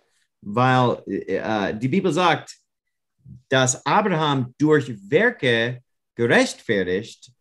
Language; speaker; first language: German; non-native, learner; English